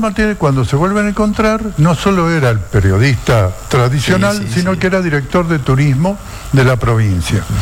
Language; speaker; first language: Spanish; native; Spanish